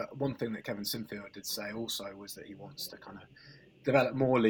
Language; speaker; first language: English; native; English